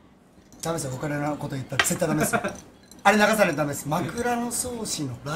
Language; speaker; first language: Japanese; native; Japanese